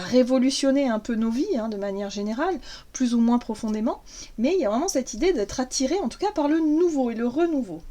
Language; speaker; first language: French; native; French